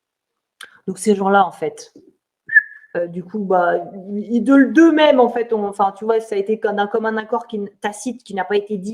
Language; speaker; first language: French; native; French